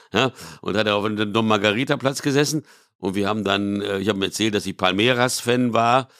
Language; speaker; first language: German; early bilingual, other home language; Hungarian